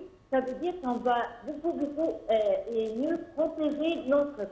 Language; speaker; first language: French; non-native, fluent; Arabic